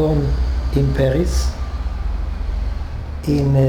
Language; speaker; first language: English; non-native, learner; French